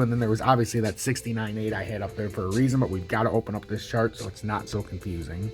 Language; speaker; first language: English; native; English